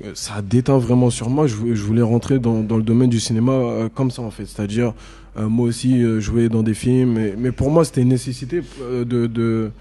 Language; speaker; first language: French; native; French